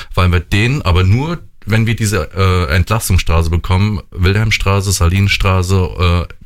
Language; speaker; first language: German; native; German